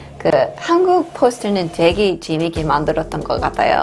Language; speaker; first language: Korean; non-native, fluent; English